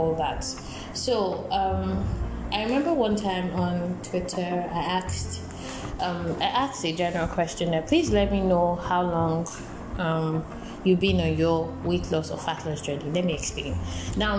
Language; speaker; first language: English; non-native, local second language; Yoruba